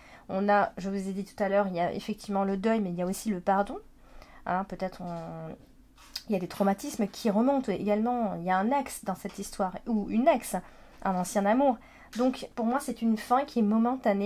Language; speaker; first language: French; native; French